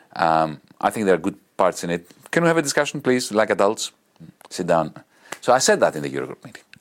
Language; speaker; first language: English; non-native, fluent; Greek